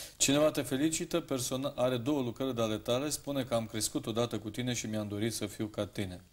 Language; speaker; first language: Romanian; native; Romanian